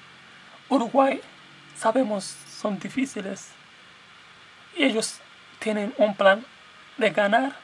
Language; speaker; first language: Spanish; non-native, learner; English